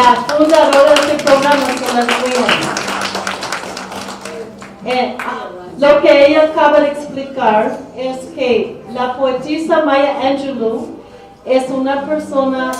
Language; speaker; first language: Spanish; early bilingual, heritage; Spanish